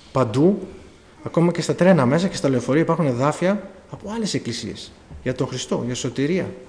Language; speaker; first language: Greek; early bilingual, other home language; German